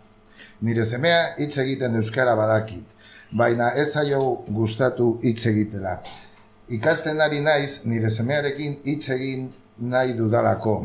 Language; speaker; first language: Basque; non-native, learner; Spanish